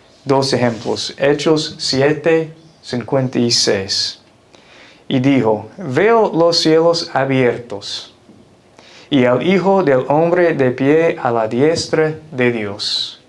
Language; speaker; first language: Spanish; non-native, fluent; English